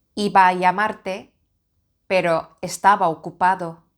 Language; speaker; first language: Spanish; non-native, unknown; Korean